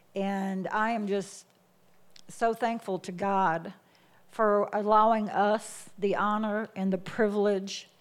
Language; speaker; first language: English; native; English